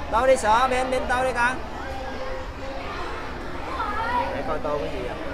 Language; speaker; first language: Vietnamese; native; Vietnamese